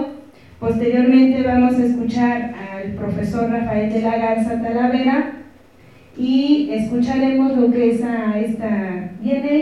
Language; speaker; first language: Spanish; native; Spanish